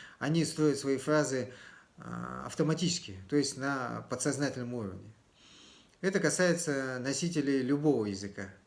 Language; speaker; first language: Russian; native; Russian